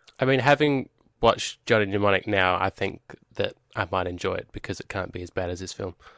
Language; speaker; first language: English; native; English